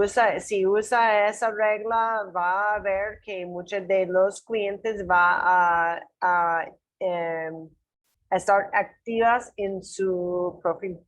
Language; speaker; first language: Spanish; non-native, learner; English